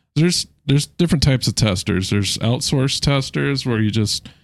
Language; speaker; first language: English; native; English